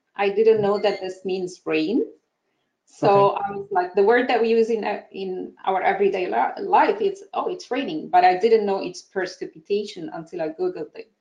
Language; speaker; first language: English; non-native, fluent; Arabic